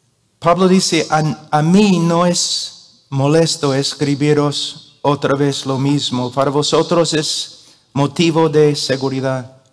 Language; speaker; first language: Spanish; non-native, fluent; English